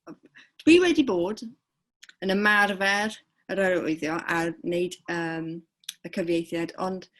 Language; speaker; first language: Welsh; non-native, fluent; English